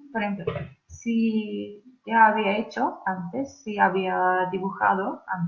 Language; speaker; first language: Spanish; non-native, learner; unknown